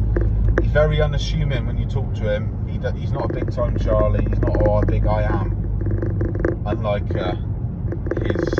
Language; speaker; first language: English; native; English